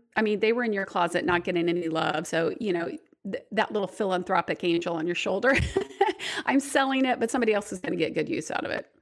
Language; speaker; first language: English; native; English